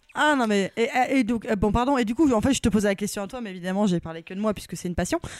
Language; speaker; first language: French; native; French